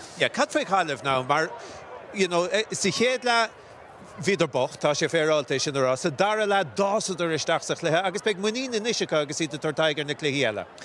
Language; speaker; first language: Irish; native; Irish